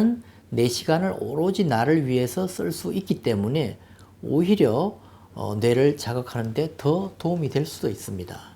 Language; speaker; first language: Korean; native; Korean